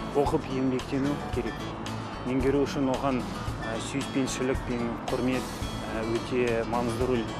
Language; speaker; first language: Kazakh; non-native, local second language; Russian